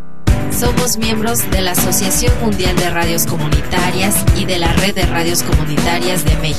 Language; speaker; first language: Spanish; native; Spanish